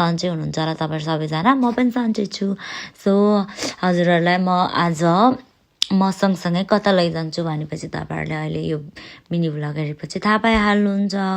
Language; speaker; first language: Nepali; native; Nepali